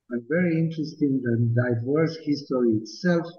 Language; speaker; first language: English; non-native, fluent; Romanian